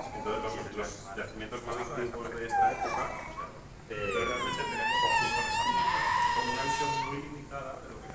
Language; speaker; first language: Spanish; native; Spanish